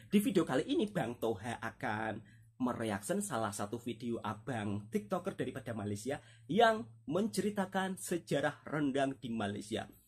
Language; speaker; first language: Indonesian; native; Indonesian